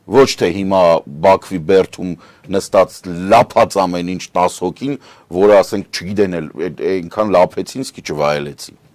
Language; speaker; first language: Armenian; native; Armenian